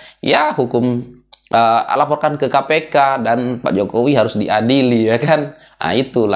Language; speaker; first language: Indonesian; native; Indonesian